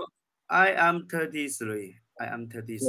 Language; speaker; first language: English; non-native, learner; Chinese